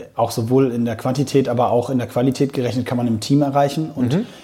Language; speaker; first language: German; native; German